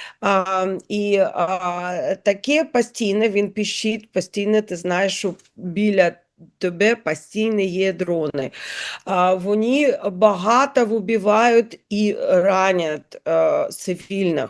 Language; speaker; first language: Ukrainian; non-native, learner; Russian